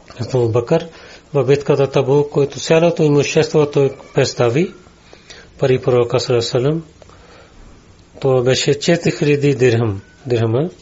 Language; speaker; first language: Bulgarian; non-native, learner; Urdu